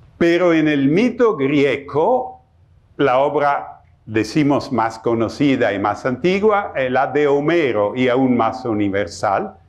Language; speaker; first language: Spanish; non-native, fluent; Italian